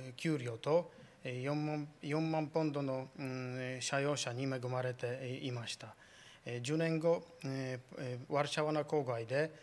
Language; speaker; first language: Japanese; non-native, fluent; Polish